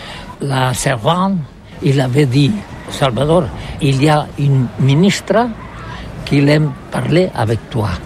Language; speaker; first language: French; non-native, learner; Catalan